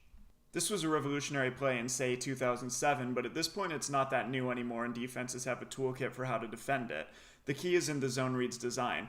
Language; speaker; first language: English; native; English